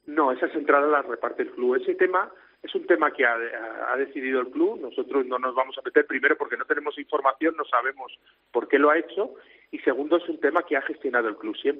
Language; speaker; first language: Spanish; native; Spanish